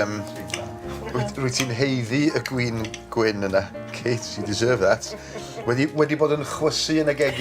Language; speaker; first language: Welsh; native; Welsh